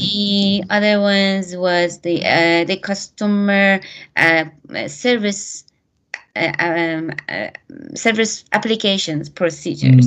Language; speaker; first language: English; non-native, fluent; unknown